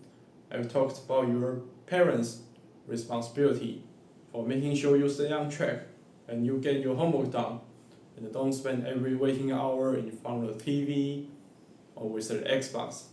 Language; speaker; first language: English; non-native, learner; Chinese